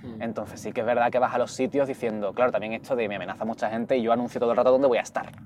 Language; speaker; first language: Spanish; native; Spanish